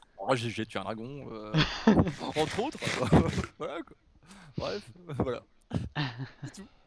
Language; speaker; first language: French; native; French